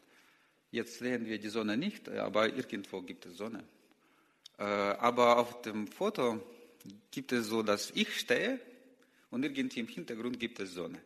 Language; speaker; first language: German; non-native, learner; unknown